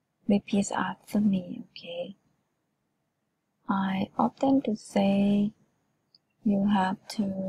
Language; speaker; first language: English; non-native, learner; Thai